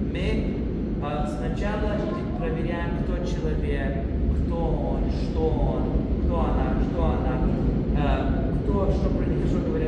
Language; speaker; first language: Russian; non-native, fluent; English